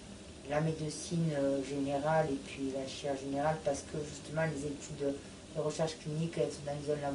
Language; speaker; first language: French; native; French